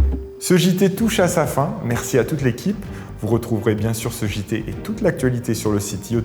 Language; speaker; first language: French; native; French